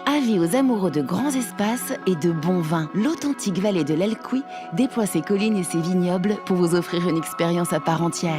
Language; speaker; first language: French; native; French